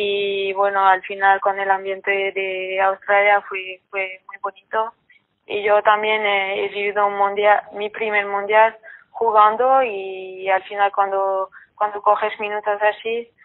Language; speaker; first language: Spanish; non-native, fluent; French